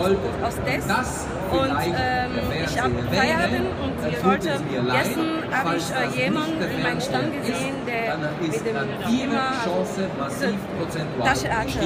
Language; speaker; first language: German; non-native, learner; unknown